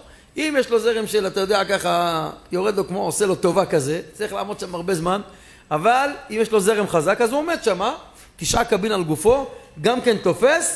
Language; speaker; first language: Hebrew; native; Hebrew